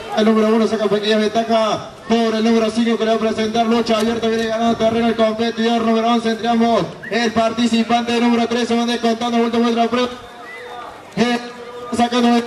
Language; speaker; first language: Spanish; native; Spanish